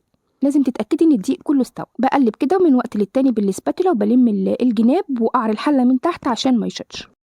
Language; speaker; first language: Arabic; native; Arabic